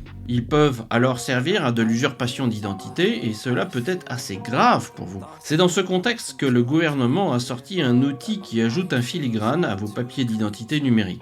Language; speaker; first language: French; native; French